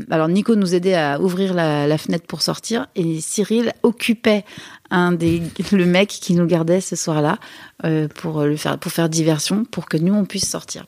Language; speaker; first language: French; native; French